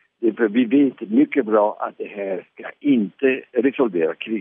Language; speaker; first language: Swedish; early bilingual, heritage; Swedish